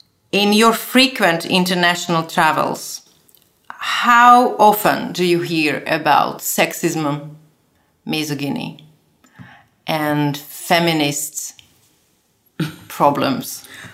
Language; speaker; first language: English; non-native, fluent; Slovak